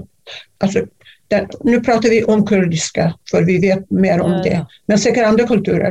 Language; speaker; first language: Swedish; non-native, fluent; Kurdish